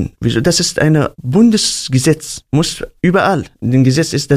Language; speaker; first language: German; non-native, learner; Arabic